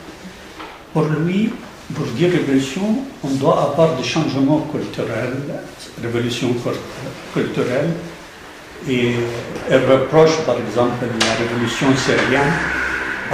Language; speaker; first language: French; non-native, fluent; Arabic